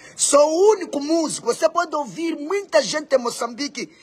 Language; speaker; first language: Portuguese; non-native, local second language; Makhuwa